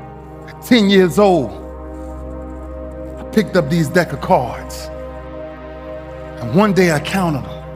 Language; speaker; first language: English; native; English